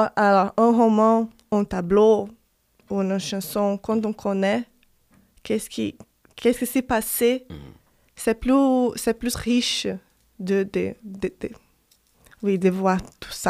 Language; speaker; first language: French; non-native, fluent; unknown